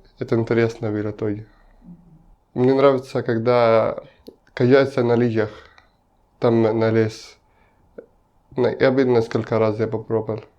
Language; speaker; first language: Russian; non-native, learner; Arabic